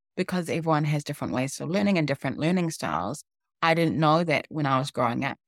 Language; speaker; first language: English; native; English